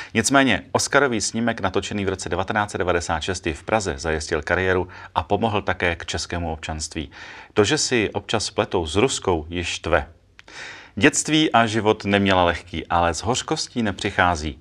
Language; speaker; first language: Czech; native; Czech